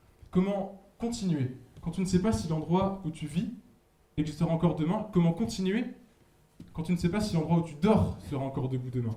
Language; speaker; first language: French; native; French